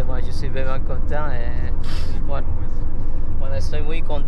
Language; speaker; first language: French; non-native, learner; Japanese